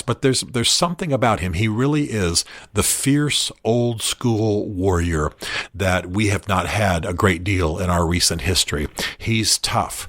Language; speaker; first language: English; native; English